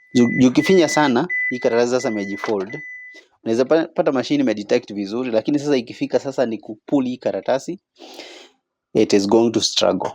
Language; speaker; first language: Swahili; native; Swahili